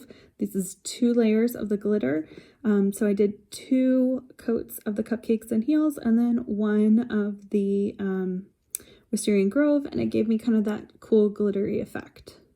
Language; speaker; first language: English; native; English